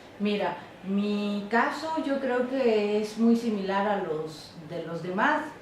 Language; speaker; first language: Spanish; non-native, local second language; Zapotec